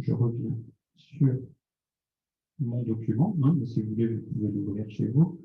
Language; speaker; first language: French; native; French